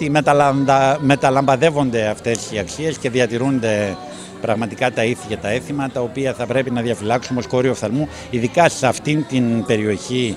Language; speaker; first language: Greek; native; Greek